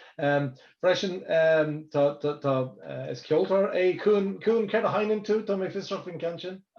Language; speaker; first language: Irish; non-native, local second language; English